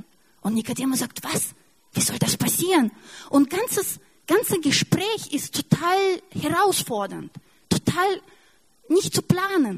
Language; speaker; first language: German; non-native, fluent; Russian